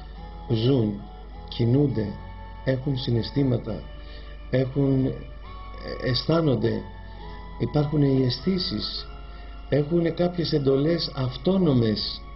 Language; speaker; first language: Greek; native; Greek